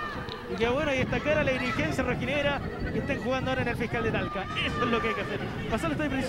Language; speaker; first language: Spanish; native; Spanish